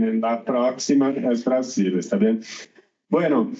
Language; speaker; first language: Spanish; non-native, learner; Portuguese